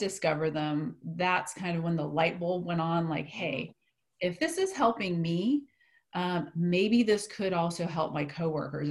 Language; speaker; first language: English; native; English